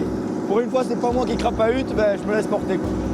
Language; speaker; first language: French; native; French